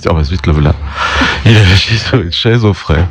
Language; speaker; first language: French; native; French